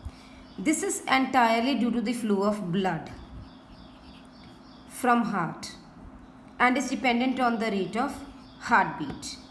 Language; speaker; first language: English; non-native, local second language; Hindi